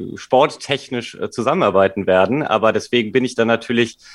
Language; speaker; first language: German; native; German